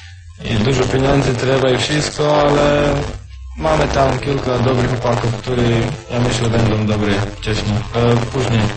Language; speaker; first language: Polish; non-native, learner; Croatian